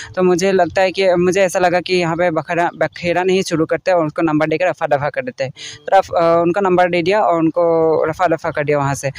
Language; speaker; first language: Hindi; non-native, local second language; Assamese